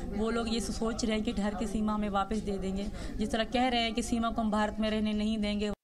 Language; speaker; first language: Urdu; non-native, local second language; Sindhi